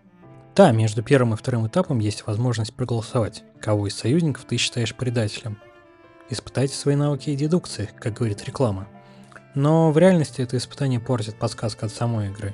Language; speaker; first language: Russian; native; Russian